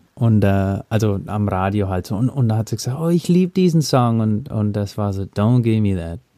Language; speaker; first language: German; early bilingual, heritage; German